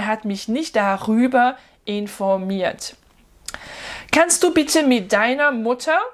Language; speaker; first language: German; non-native, fluent; French